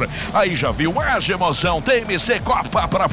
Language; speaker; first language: Portuguese; native; Portuguese